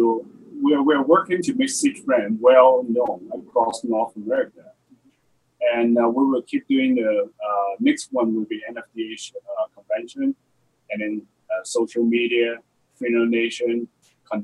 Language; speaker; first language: English; non-native, local second language; Cantonese